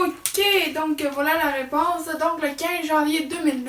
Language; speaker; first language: French; native; French